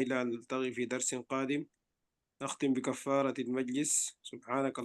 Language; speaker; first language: Arabic; non-native, fluent; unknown